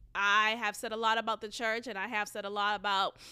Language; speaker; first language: English; early bilingual, other home language; Haitian Creole